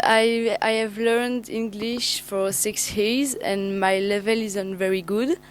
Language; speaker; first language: English; non-native, learner; French